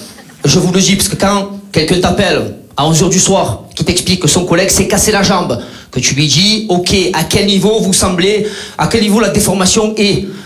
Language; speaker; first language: French; native; French